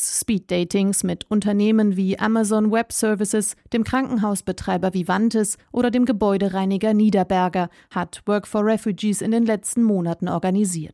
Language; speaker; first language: German; native; German